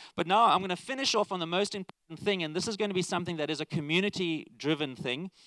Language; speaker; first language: English; native; English